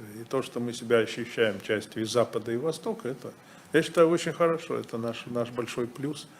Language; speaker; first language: Russian; native; Russian